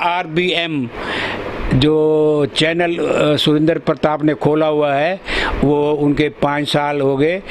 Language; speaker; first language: Hindi; early bilingual, other home language; Punjabi